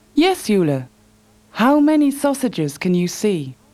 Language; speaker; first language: English; native; English